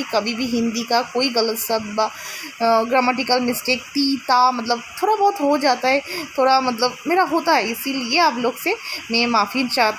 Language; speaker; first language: Hindi; non-native, local second language; Bangla